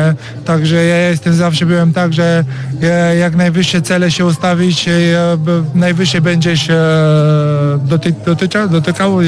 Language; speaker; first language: Polish; non-native, learner; Romanian